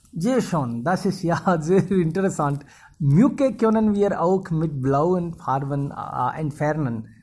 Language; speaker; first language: German; non-native, fluent; Hindi